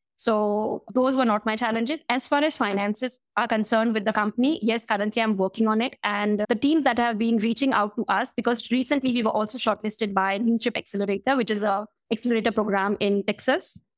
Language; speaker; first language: English; non-native, local second language; Hindi